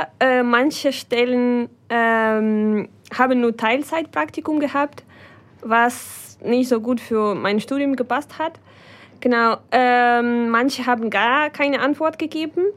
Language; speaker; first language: German; non-native, fluent; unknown